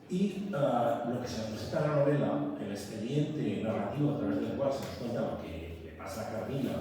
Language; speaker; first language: Spanish; native; Spanish